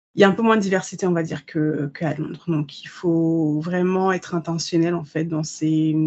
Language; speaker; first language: French; native; French